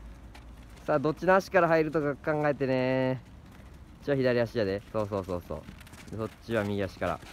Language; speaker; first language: Japanese; native; Japanese